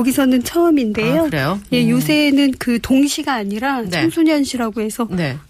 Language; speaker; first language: Korean; native; Korean